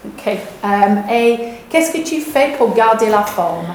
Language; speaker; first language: French; non-native, fluent; English